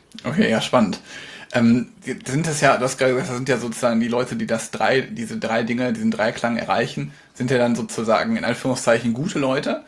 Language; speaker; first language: German; native; German